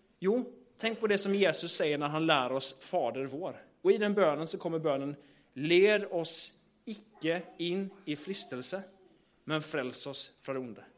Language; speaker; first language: Swedish; native; Swedish